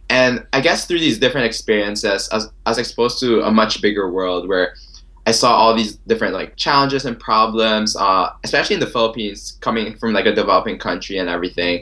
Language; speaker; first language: English; non-native, local second language; Filipino